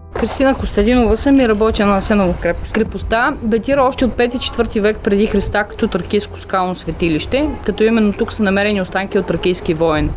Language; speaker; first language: Bulgarian; native; Bulgarian